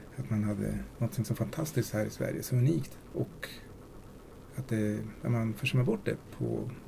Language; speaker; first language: Swedish; early bilingual, other home language; Spanish